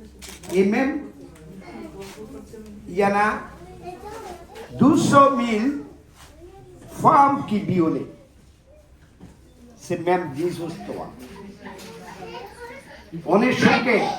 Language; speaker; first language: French; non-native, learner; Bangla